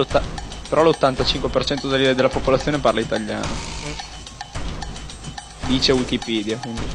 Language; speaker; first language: Italian; native; Italian